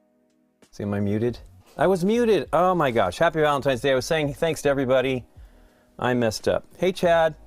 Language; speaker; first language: English; native; English